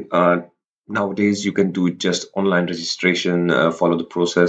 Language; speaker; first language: English; non-native, local second language; Rajasthani